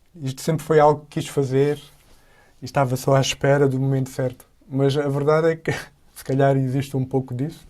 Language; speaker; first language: Portuguese; native; Portuguese